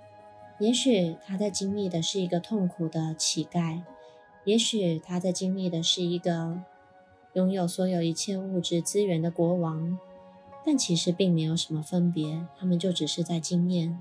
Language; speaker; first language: Chinese; native; Chinese